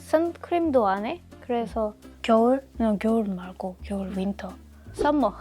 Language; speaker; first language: Korean; non-native, learner; French